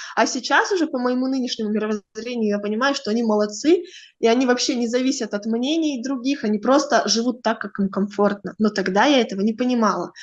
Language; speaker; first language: Russian; native; Russian